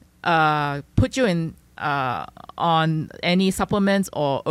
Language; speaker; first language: English; non-native, local second language; Chinese